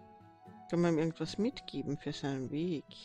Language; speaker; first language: German; native; German